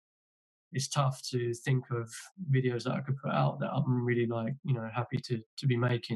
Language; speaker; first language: English; native; English